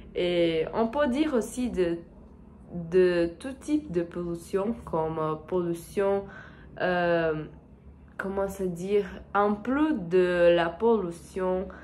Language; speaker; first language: French; non-native, learner; Portuguese